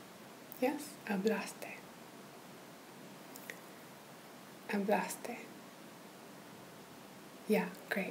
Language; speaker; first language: Spanish; non-native, fluent; English